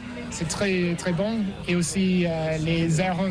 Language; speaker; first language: French; non-native, learner; English